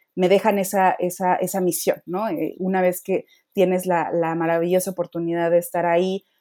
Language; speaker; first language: Spanish; native; Spanish